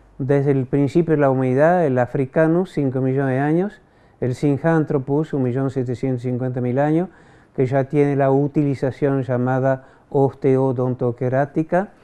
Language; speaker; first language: Spanish; non-native, fluent; French